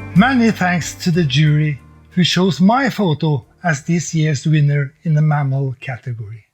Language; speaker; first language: English; non-native, fluent; Norwegian